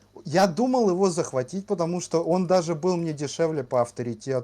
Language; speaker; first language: Russian; native; Russian